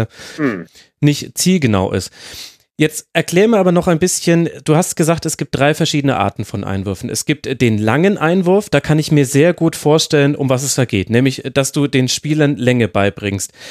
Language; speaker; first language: German; native; German